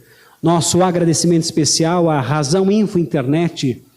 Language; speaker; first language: Portuguese; native; Portuguese